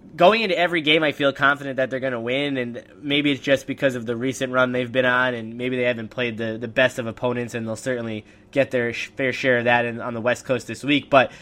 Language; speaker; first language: English; native; English